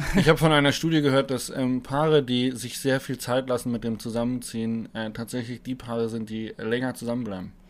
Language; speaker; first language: German; native; German